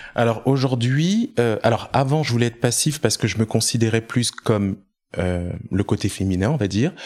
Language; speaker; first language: French; native; French